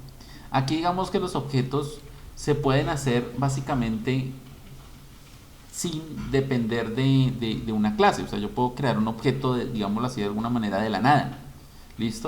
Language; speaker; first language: Spanish; native; Spanish